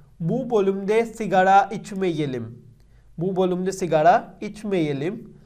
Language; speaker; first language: Turkish; non-native, learner; Urdu